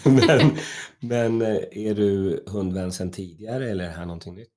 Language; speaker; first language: Swedish; native; Swedish